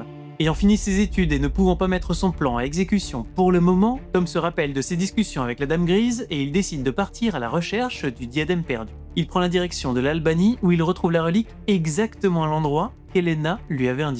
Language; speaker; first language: French; native; French